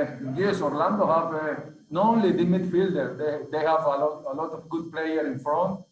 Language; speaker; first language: English; non-native, learner; Spanish